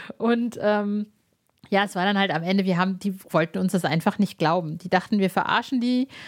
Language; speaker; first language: German; early bilingual, other home language; Arabic